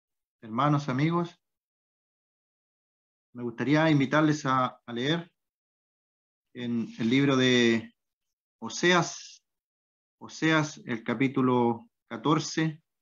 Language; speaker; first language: Spanish; native; Spanish